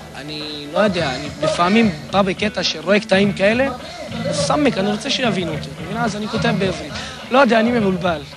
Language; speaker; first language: Hebrew; non-native, local second language; Arabic